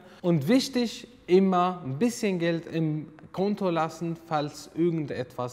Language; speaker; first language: German; non-native, learner; Arabic